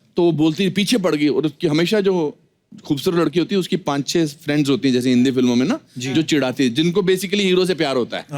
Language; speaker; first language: Hindi; native; Hindi